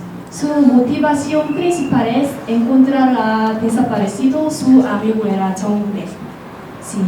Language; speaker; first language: Spanish; non-native, learner; Korean